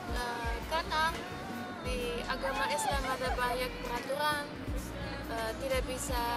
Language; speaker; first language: Indonesian; non-native, learner; Dutch